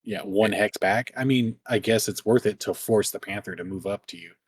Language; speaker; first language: English; native; English